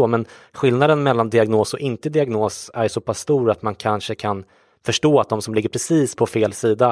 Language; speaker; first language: Swedish; native; Swedish